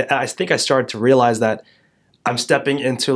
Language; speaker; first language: English; native; English